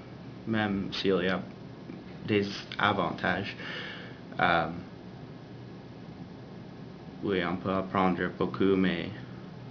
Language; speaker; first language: French; non-native, learner; English